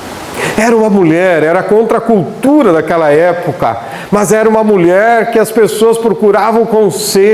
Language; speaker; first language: Portuguese; native; Portuguese